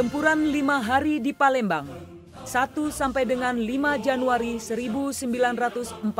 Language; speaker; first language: Indonesian; native; Indonesian